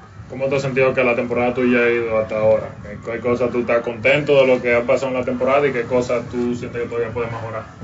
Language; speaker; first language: Spanish; native; Spanish